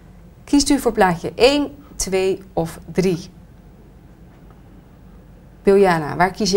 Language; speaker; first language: Dutch; native; Dutch